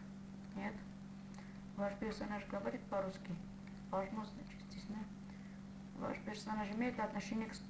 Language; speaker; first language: Russian; non-native, fluent; Armenian